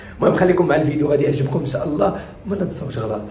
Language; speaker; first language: Arabic; native; Arabic